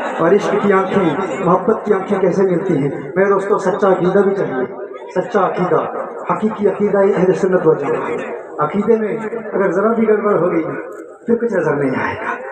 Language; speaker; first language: Urdu; early bilingual, heritage; English